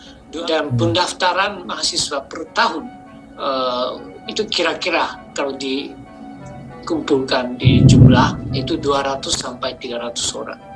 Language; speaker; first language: Indonesian; non-native, fluent; Japanese